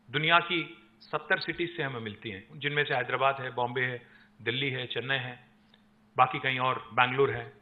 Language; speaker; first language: Hindi; non-native, local second language; Telugu